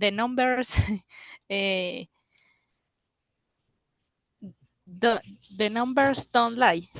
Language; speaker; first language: English; non-native, learner; Spanish